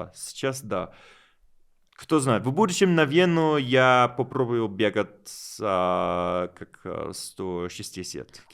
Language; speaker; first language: Russian; non-native, learner; English